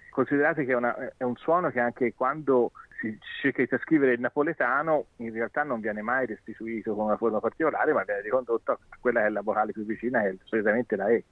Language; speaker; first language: Italian; native; Italian